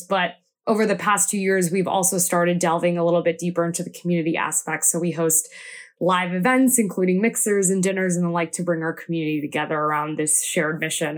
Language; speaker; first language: English; native; English